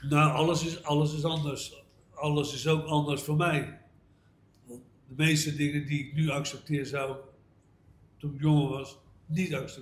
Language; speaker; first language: Dutch; native; Dutch